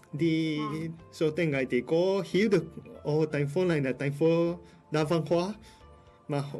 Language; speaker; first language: Vietnamese; non-native, fluent; Japanese